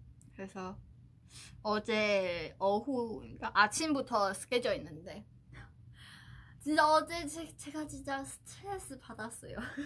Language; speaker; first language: Korean; non-native, fluent; Chinese